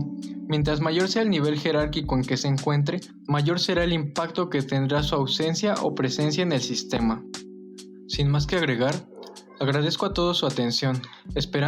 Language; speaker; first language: Spanish; native; Spanish